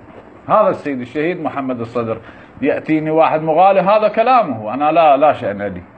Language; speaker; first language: Arabic; native; Arabic